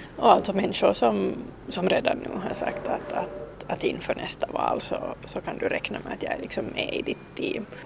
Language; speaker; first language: Swedish; native; Swedish